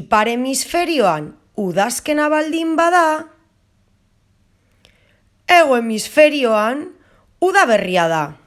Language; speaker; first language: Basque; non-native, local second language; Spanish